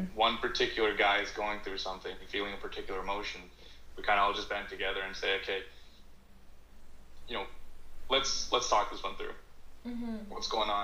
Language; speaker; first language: English; native; English